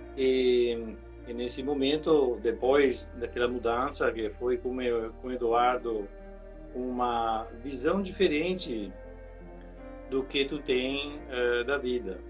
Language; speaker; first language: Portuguese; non-native, fluent; Italian